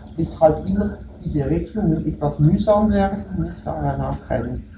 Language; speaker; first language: German; native; German